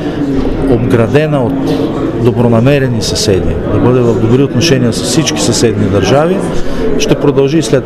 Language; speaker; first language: Bulgarian; native; Bulgarian